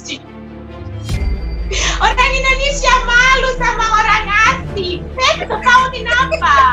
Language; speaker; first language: Indonesian; non-native, fluent; Shona